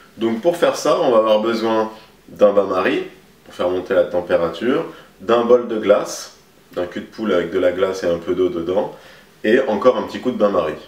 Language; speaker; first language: French; native; French